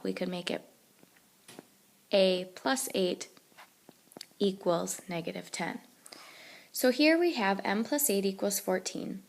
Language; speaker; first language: English; native; English